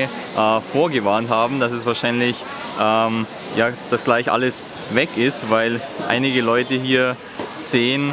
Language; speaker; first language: German; native; German